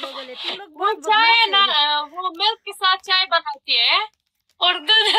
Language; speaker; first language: Hindi; non-native, fluent; Pashto